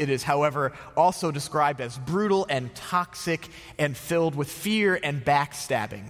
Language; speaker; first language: English; native; English